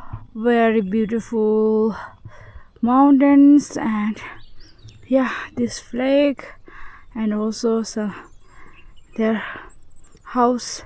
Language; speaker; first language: English; non-native, learner; Tibetan